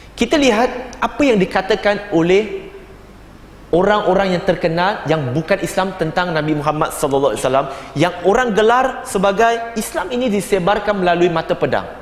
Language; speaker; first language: Malay; non-native, local second language; Chinese